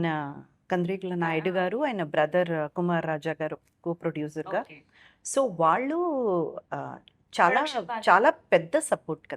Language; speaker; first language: Telugu; native; Telugu